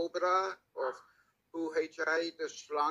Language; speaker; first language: Dutch; non-native, learner; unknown